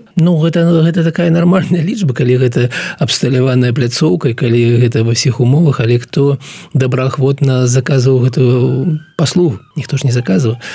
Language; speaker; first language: Belarusian; non-native, local second language; Russian